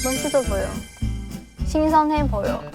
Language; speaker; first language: Korean; non-native, fluent; Chinese